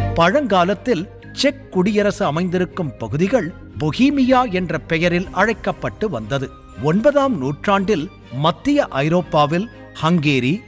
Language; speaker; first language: Tamil; native; Tamil